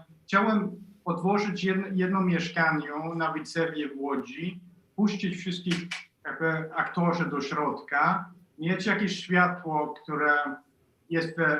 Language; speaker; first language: Polish; non-native, fluent; Swedish